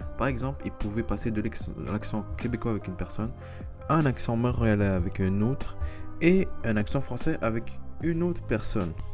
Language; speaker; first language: French; early bilingual, other home language; Berber languages